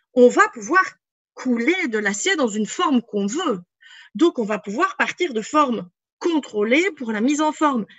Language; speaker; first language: French; native; French